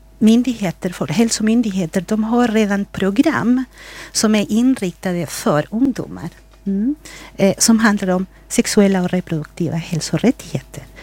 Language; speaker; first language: Swedish; non-native, fluent; Spanish